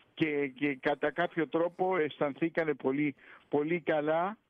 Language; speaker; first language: Greek; early bilingual, heritage; Greek